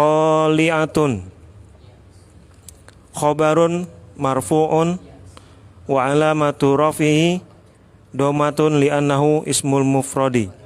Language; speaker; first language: Arabic; non-native, learner; Indonesian